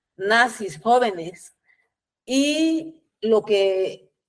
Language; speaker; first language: Spanish; native; Spanish